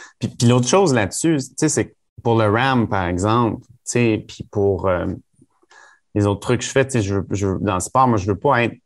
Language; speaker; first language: French; native; French